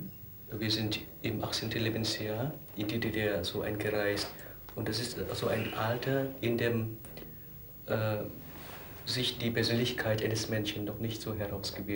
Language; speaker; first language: German; non-native, fluent; Vietnamese